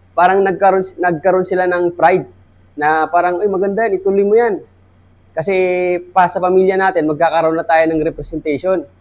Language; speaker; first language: Filipino; non-native, local second language; Maranao